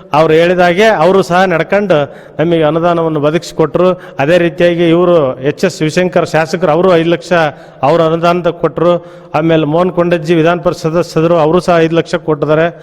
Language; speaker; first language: Kannada; native; Kannada